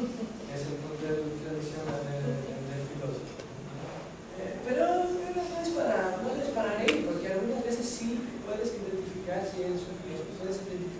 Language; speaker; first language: Spanish; non-native, fluent; Greek